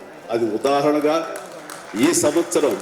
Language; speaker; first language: Telugu; native; Telugu